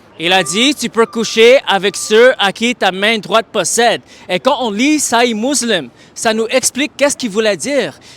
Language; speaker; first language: French; non-native, fluent; English